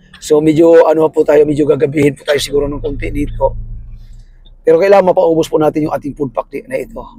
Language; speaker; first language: Filipino; non-native, local second language; Cebuano